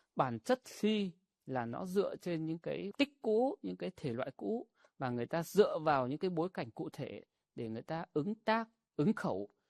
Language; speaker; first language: Vietnamese; non-native, local second language; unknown